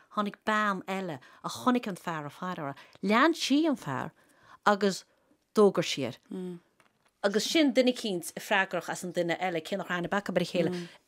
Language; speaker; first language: Irish; native; Irish